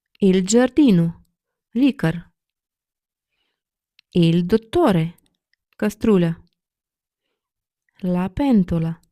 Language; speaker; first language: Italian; non-native, learner; Ukrainian